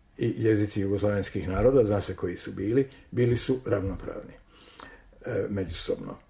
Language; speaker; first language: Serbian; native; Serbian